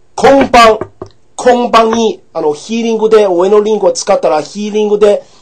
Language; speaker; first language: Japanese; non-native, fluent; English